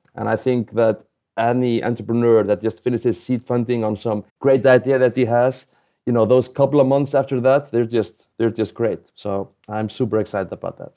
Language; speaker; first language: English; non-native, fluent; Icelandic